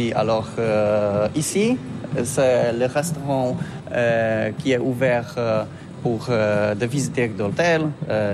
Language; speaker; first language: French; non-native, learner; Polish